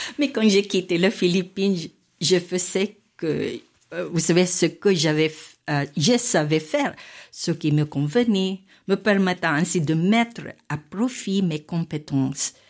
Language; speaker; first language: French; non-native, fluent; Filipino